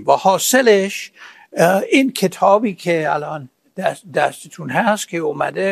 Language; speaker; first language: Persian; non-native, fluent; English